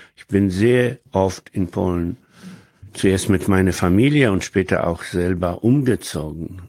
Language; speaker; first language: German; non-native, fluent; Polish